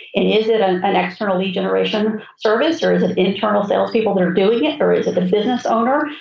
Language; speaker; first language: English; native; English